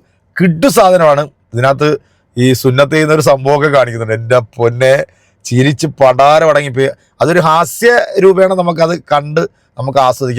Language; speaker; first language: Malayalam; native; Malayalam